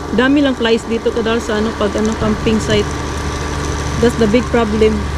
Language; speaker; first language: Filipino; non-native, local second language; Cebuano